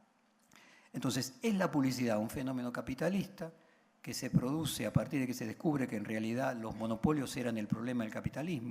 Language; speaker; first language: Spanish; native; Spanish